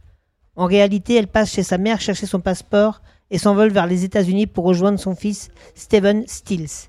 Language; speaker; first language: French; native; French